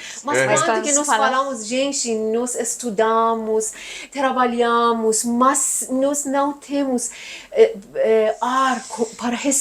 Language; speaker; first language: Portuguese; non-native, learner; Persian